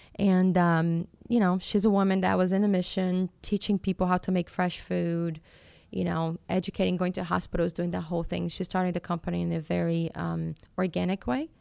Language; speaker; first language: English; non-native, fluent; Portuguese